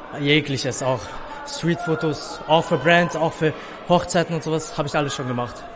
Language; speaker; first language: German; non-native, fluent; Persian